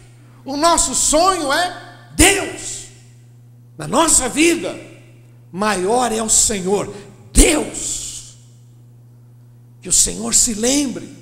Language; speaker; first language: Portuguese; native; Portuguese